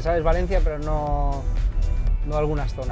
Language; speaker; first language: Spanish; native; Spanish